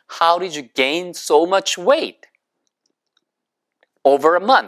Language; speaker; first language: English; non-native, fluent; Korean